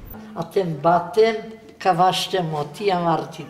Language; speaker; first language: Hebrew; non-native, fluent; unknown